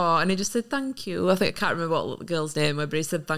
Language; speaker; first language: English; native; English